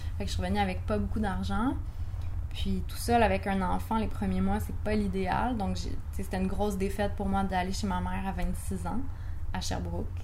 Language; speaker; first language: French; native; French